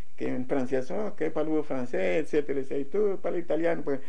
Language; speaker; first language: Spanish; early bilingual, heritage; Spanish